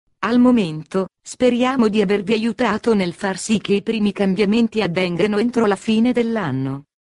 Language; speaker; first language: Italian; native; Italian